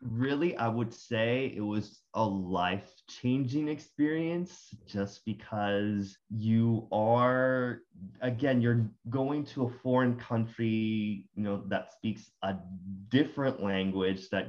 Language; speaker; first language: English; non-native, fluent; Spanish